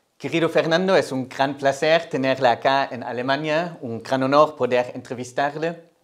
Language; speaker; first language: Spanish; non-native, fluent; German